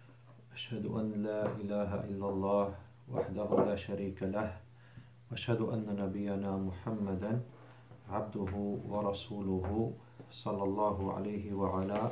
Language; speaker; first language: Arabic; non-native, fluent; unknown